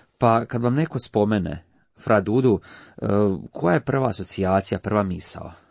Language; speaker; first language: Croatian; native; Croatian